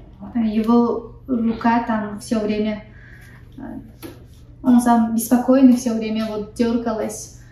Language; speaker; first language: Russian; non-native, local second language; Tajik